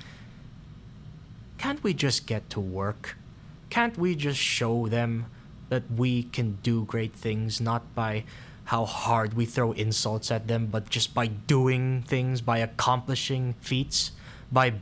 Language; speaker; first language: English; non-native, local second language; Filipino